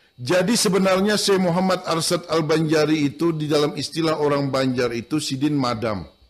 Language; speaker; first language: Indonesian; non-native, local second language; Banjar